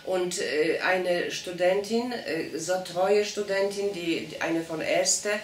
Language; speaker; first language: German; non-native, fluent; Polish